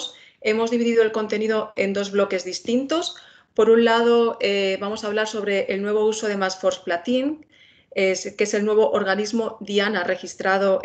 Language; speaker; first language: Spanish; native; Spanish